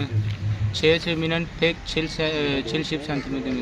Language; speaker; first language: Korean; non-native, learner; Punjabi